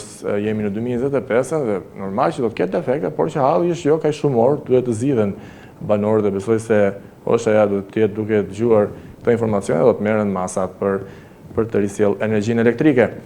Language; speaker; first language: Albanian; native; Albanian